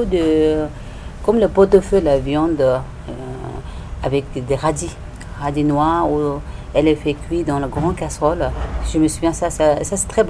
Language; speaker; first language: French; non-native, learner; Tibetan